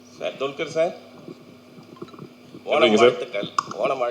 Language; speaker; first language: Tamil; native; Tamil